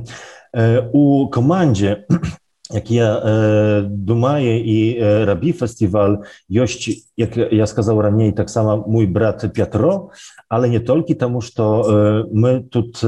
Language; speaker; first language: Belarusian; non-native, local second language; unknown